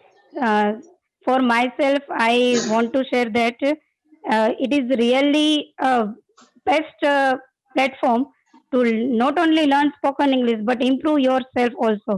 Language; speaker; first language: English; non-native, learner; Gujarati